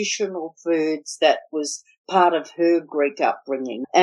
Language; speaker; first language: English; native; English